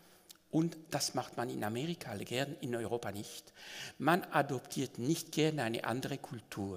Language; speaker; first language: German; non-native, local second language; French